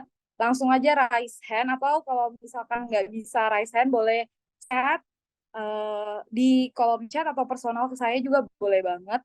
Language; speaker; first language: Indonesian; native; Indonesian